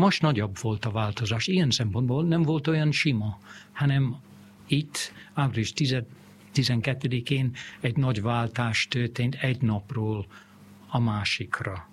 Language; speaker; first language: Hungarian; non-native, fluent; English